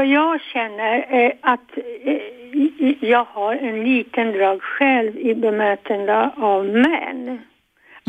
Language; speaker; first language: Swedish; non-native, fluent; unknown